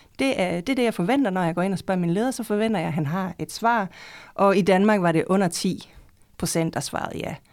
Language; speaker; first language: Danish; native; Danish